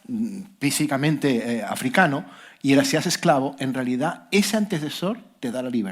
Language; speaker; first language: Spanish; native; Spanish